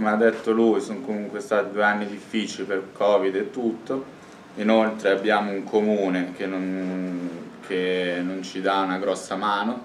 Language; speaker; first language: Italian; native; Italian